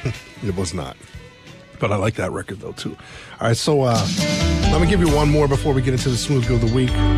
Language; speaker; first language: English; native; English